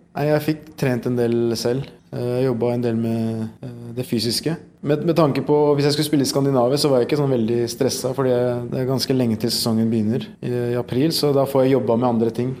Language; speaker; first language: Norwegian; early bilingual, other home language; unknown